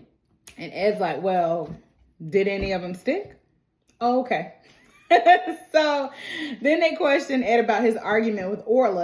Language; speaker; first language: English; native; English